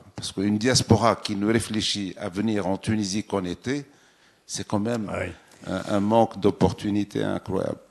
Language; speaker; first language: French; non-native, local second language; Arabic